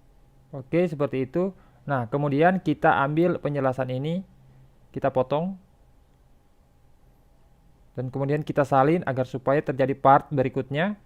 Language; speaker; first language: Indonesian; native; Indonesian